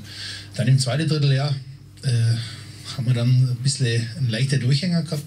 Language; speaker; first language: German; native; German